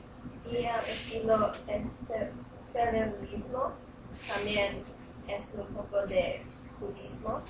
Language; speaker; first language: Spanish; non-native, learner; English